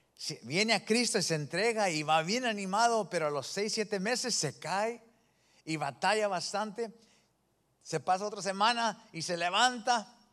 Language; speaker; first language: Spanish; early bilingual, heritage; Spanish